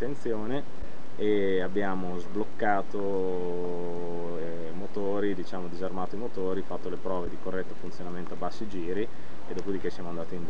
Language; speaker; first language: Italian; native; Italian